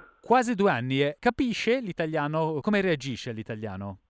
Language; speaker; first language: Italian; native; Italian